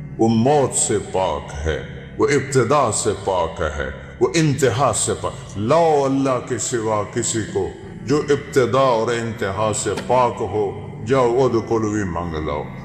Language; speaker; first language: Urdu; non-native, local second language; Punjabi